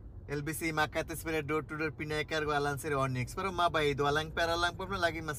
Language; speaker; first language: Filipino; non-native, learner; Bangla